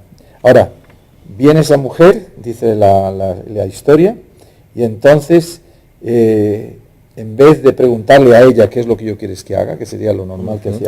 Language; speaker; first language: Spanish; native; Spanish